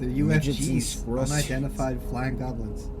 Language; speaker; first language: English; native; English